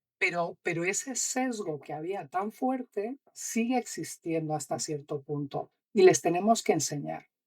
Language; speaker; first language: Spanish; native; Spanish